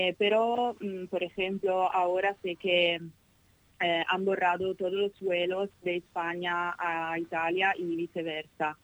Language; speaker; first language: Spanish; non-native, fluent; Italian